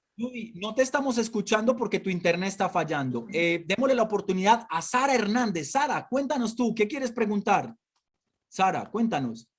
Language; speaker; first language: Spanish; native; Spanish